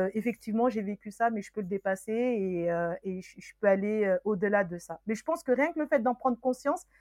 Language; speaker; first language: French; early bilingual, other home language; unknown